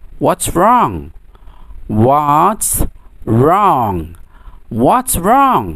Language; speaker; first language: English; non-native, fluent; Indonesian